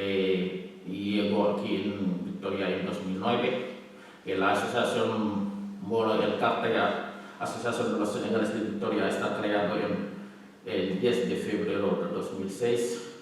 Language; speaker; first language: Spanish; non-native, learner; Wolof